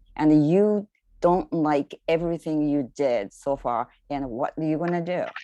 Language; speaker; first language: English; non-native, learner; Japanese